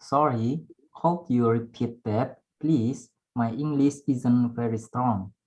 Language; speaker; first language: English; non-native, learner; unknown